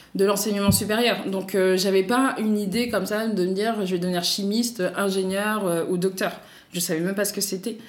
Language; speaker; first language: French; native; French